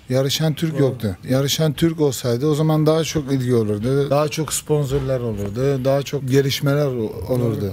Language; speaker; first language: Turkish; early bilingual, heritage; Turkish